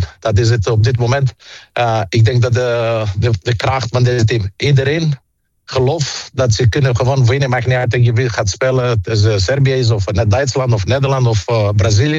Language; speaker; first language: Dutch; non-native, fluent; Greek